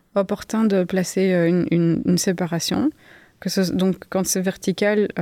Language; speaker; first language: French; native; French